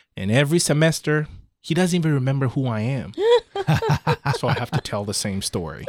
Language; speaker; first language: English; non-native, local second language; Akan